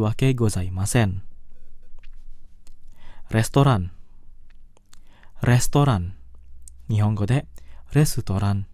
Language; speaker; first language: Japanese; non-native, fluent; Indonesian